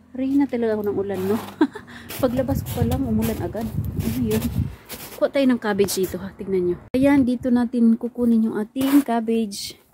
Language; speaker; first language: Filipino; non-native, local second language; Cebuano